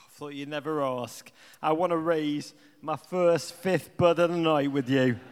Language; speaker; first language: English; native; English